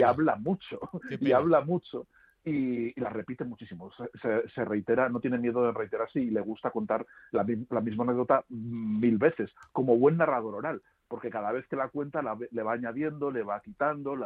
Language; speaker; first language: Spanish; native; Spanish